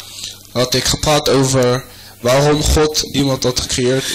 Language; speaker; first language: Dutch; non-native, fluent; French